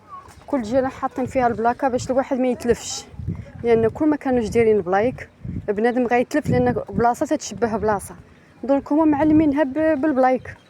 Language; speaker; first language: Arabic; native; Arabic